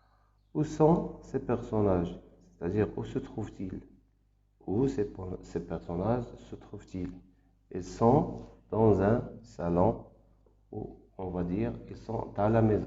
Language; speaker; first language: French; non-native, local second language; Arabic